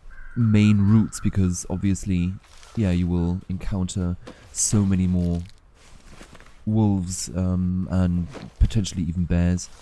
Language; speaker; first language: English; native; English